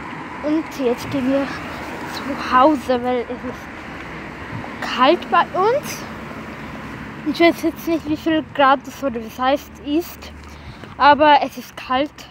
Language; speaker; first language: German; non-native, learner; Bulgarian